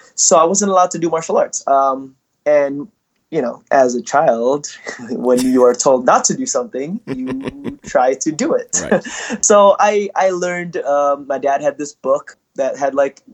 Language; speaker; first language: English; early bilingual, other home language; Indonesian